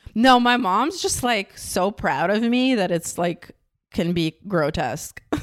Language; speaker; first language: English; non-native, fluent; Russian